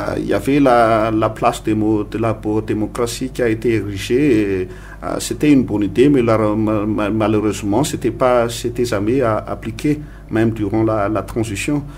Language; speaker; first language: French; non-native, local second language; Malagasy